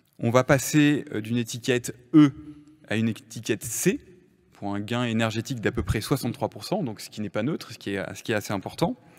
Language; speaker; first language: French; native; French